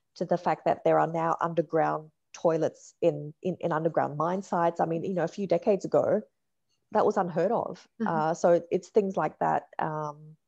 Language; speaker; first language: English; native; English